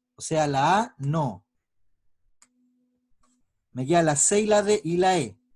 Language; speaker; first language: Spanish; native; Spanish